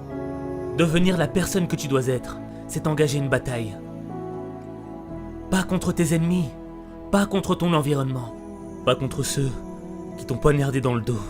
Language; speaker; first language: French; non-native, local second language; Haitian Creole